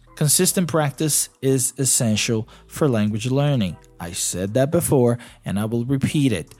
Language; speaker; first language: English; non-native, fluent; Portuguese